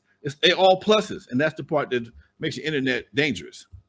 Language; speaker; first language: English; native; English